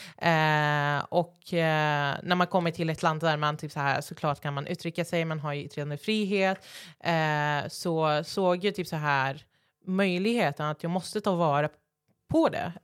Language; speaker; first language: Swedish; early bilingual, other home language; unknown